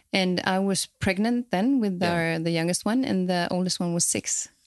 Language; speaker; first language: English; non-native, fluent; Swedish